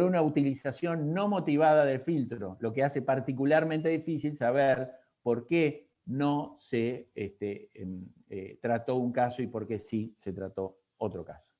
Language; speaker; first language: Spanish; native; Spanish